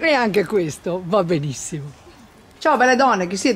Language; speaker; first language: Italian; native; Italian